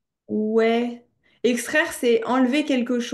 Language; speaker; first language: French; native; French